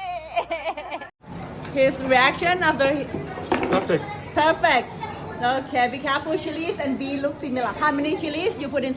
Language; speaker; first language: English; non-native, learner; Thai